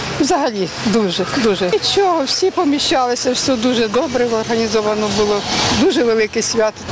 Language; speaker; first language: Ukrainian; native; Ukrainian